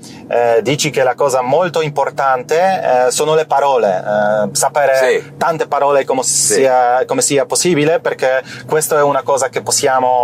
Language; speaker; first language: Italian; non-native, learner; Polish